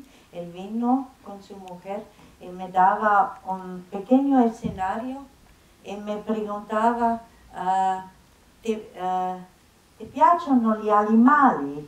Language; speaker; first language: Spanish; non-native, fluent; German